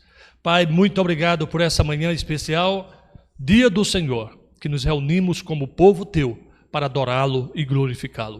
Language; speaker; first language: Portuguese; native; Portuguese